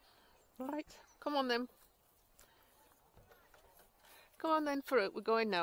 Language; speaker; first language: English; native; English